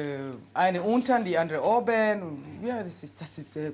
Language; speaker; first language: German; non-native, learner; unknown